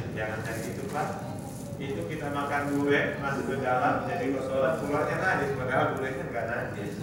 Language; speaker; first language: Indonesian; native; Indonesian